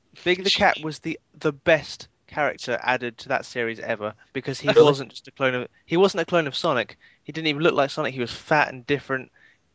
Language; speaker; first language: English; native; English